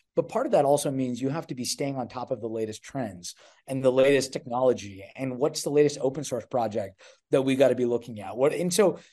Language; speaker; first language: English; native; English